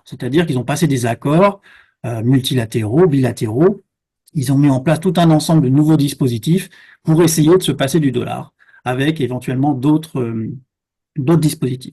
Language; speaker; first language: French; native; French